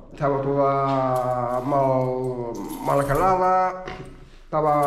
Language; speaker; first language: Spanish; non-native, local second language; Galician